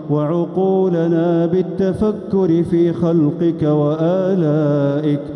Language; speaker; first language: Arabic; native; Arabic